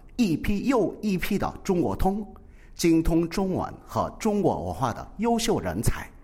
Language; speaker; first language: Chinese; non-native, fluent; Korean